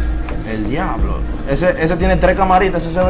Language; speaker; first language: Spanish; native; Spanish